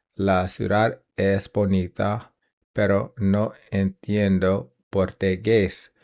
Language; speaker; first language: Spanish; non-native, learner; English